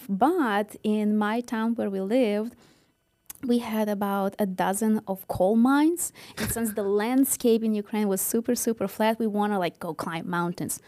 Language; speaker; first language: English; non-native, fluent; Ukrainian